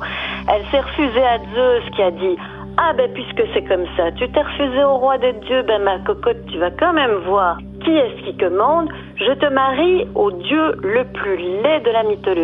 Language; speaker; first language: French; native; French